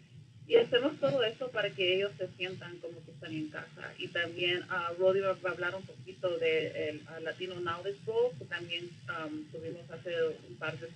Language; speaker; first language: Spanish; early bilingual, other home language; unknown